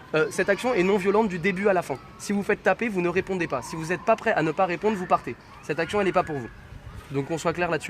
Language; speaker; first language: French; native; French